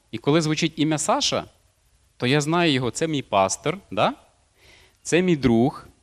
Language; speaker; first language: Ukrainian; non-native, local second language; Russian